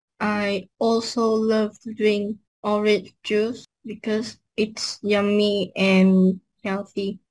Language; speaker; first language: English; non-native, learner; Vietnamese